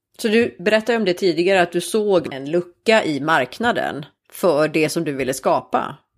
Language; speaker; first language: Swedish; native; Swedish